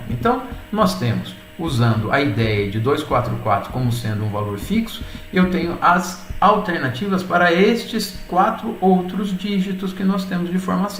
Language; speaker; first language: Portuguese; native; Portuguese